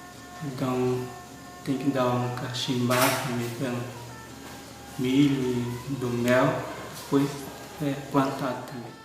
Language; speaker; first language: Portuguese; non-native, local second language; Guarani